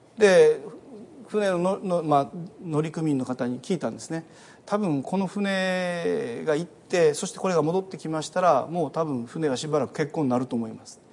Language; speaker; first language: Japanese; native; Japanese